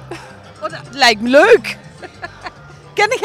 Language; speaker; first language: Dutch; native; Dutch